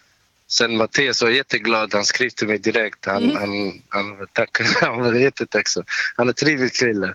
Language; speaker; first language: Swedish; non-native, learner; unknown